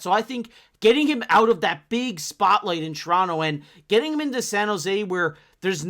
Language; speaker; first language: English; native; English